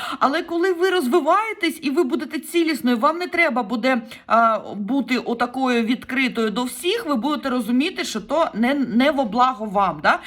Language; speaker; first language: Ukrainian; non-native, local second language; Russian